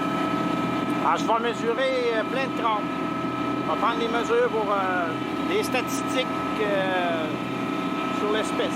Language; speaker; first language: French; native; French